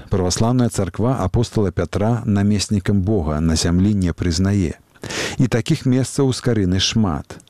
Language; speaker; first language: Belarusian; native; Belarusian